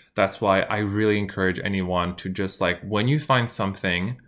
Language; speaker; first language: English; non-native, fluent; French